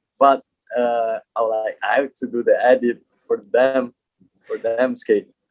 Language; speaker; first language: English; non-native, learner; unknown